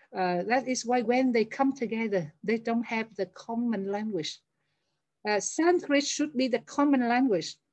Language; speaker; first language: English; non-native, fluent; Vietnamese